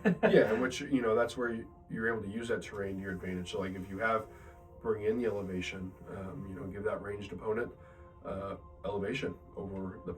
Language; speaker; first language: English; native; English